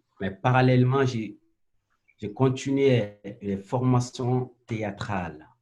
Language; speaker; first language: French; non-native, local second language; Bambara